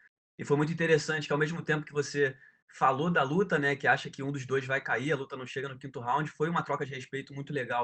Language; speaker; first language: Portuguese; native; Portuguese